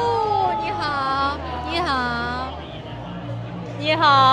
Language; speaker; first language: Chinese; non-native, learner; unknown